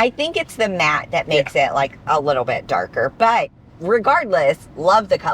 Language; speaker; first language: English; native; English